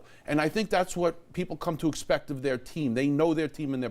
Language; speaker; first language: English; native; English